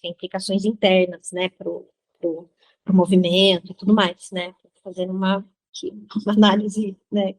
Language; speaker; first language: Portuguese; native; Portuguese